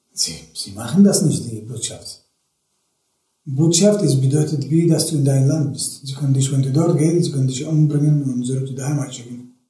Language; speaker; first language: German; non-native, fluent; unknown